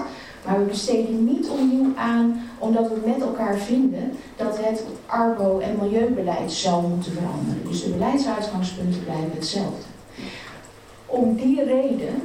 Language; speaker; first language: Dutch; native; Dutch